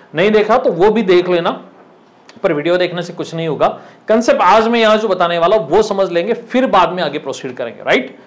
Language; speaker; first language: Hindi; non-native, local second language; Marathi